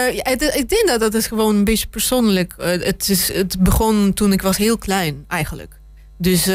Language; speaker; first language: Dutch; non-native, fluent; Russian